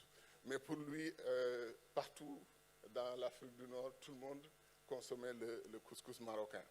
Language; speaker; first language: French; non-native, local second language; Wolof